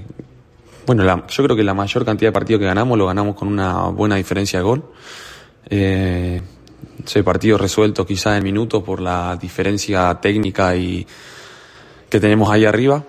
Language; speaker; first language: Spanish; native; Spanish